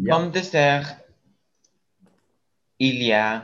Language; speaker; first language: French; non-native, learner; Spanish